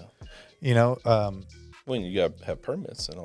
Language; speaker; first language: English; native; English